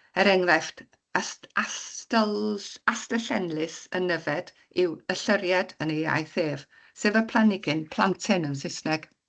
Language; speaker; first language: Welsh; native; Welsh